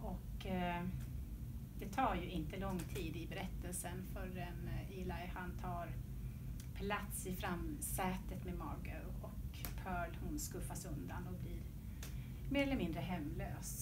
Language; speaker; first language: Swedish; native; Swedish